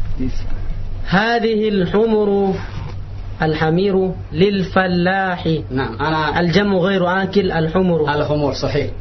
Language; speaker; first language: Arabic; non-native, learner; Indonesian